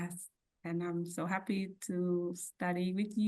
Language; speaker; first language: English; non-native, learner; Vietnamese